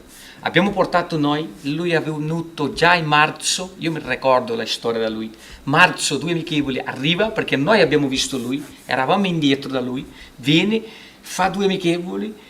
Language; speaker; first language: Italian; non-native, fluent; Portuguese